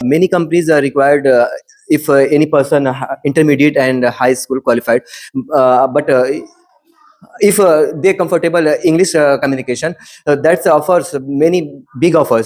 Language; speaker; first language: English; non-native, learner; Hindi